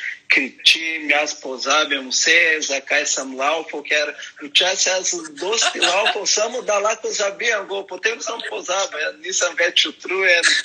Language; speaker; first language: Slovenian; non-native, learner; Portuguese